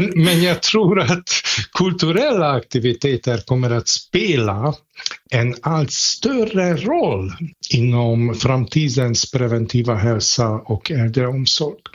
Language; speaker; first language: Swedish; non-native, fluent; Hungarian